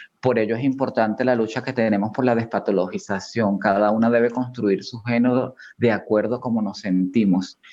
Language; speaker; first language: Spanish; native; Spanish